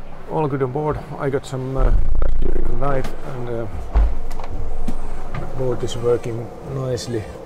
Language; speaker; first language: English; non-native, fluent; Finnish